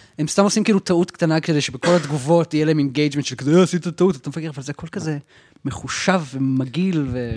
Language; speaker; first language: Hebrew; native; Hebrew